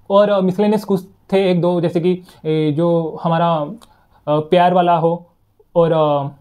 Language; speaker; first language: Hindi; non-native, local second language; Odia